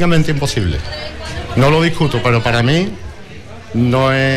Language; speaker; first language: Spanish; native; Spanish